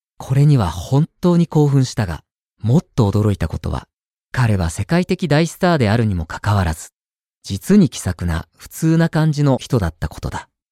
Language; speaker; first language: Japanese; native; Japanese